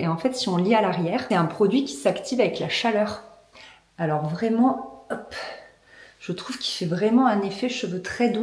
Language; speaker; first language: French; native; French